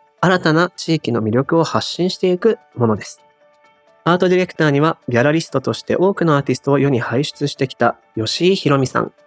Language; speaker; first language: Japanese; native; Japanese